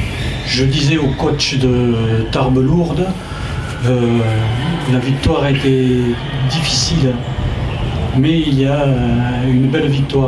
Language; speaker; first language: French; native; French